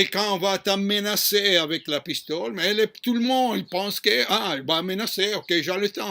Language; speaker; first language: French; non-native, fluent; Hebrew